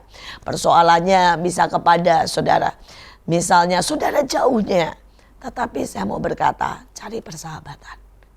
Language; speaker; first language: Indonesian; native; Indonesian